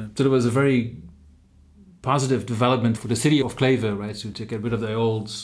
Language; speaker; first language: English; non-native, fluent; Dutch